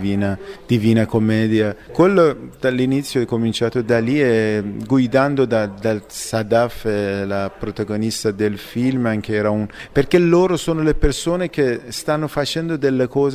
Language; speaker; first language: Italian; non-native, fluent; Persian